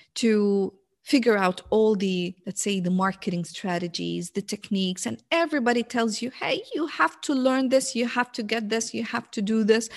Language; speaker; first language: English; non-native, fluent; Arabic